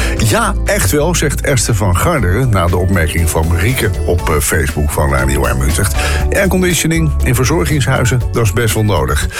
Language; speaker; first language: Dutch; native; Dutch